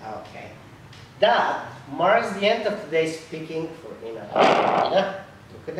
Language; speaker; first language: English; non-native, fluent; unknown